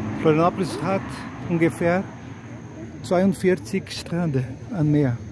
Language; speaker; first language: German; non-native, learner; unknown